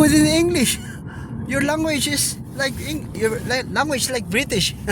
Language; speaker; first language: English; non-native, local second language; Filipino